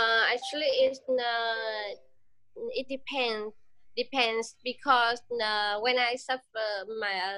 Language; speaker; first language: English; non-native, learner; Vietnamese